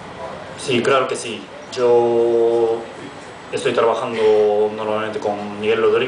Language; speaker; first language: Spanish; non-native, fluent; Japanese